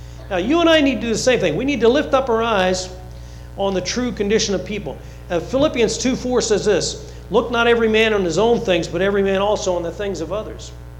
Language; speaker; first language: English; native; English